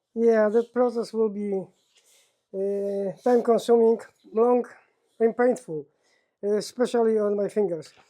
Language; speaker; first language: English; non-native, learner; Polish